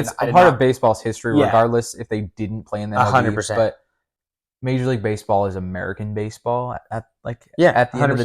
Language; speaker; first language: English; native; English